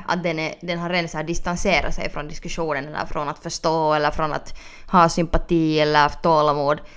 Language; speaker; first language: Swedish; native; Swedish